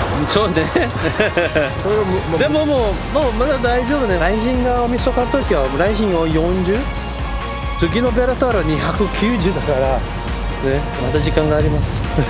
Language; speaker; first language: Japanese; non-native, learner; Portuguese